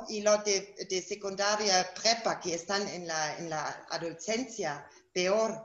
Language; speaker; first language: Spanish; non-native, fluent; German